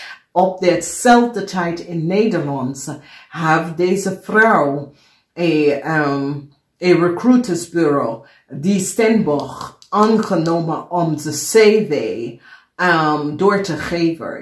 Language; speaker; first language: Dutch; non-native, fluent; English